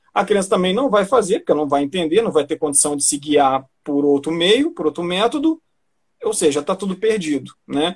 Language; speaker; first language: Portuguese; native; Portuguese